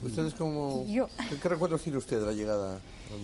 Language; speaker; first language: Spanish; native; Spanish